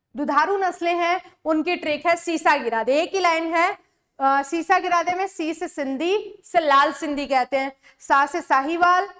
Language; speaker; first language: Hindi; native; Hindi